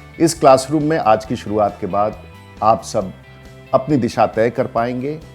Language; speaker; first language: Hindi; native; Hindi